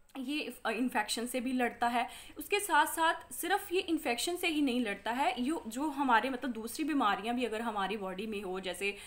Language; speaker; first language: Hindi; non-native, local second language; Punjabi